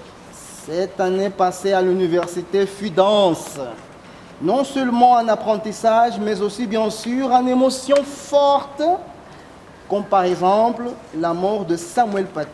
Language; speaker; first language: French; non-native, fluent; Portuguese